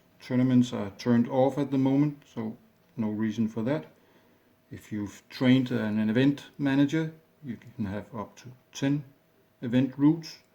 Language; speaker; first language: English; non-native, fluent; Danish